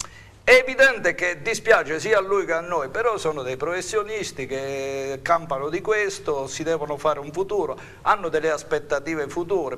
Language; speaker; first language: Italian; native; Italian